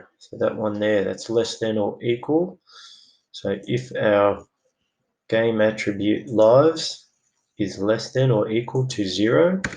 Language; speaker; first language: English; native; English